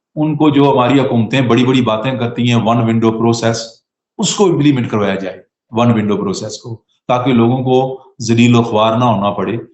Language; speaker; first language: Urdu; non-native, local second language; Pahari-Potwari